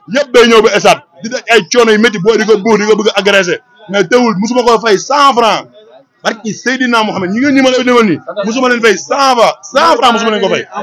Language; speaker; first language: Wolof; native; Wolof